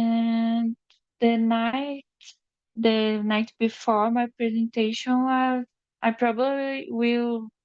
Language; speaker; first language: English; non-native, learner; Portuguese